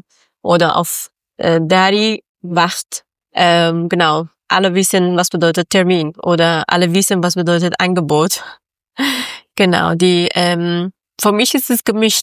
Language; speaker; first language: German; non-native, fluent; Persian